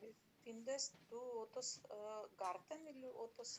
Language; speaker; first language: German; non-native, learner; Macedonian